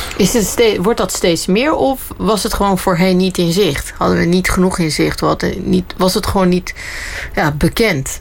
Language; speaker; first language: Dutch; native; Dutch